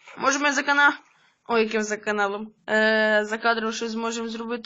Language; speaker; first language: Ukrainian; native; Ukrainian